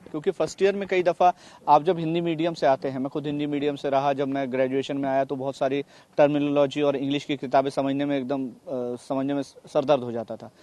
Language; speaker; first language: Hindi; native; Hindi